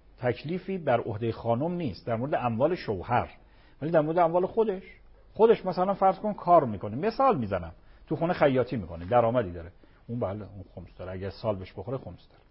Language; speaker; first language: Persian; native; Persian